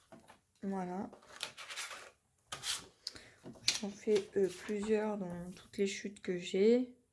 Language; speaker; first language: French; native; French